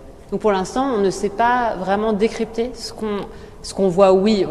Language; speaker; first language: French; native; French